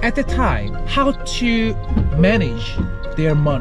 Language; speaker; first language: English; non-native, learner; Korean